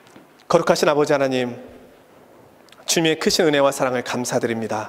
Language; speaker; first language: Korean; native; Korean